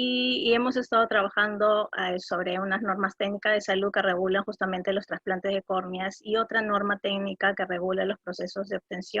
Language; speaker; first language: Spanish; native; Spanish